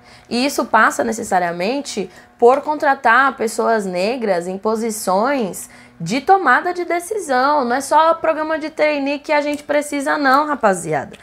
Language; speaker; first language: Portuguese; native; Portuguese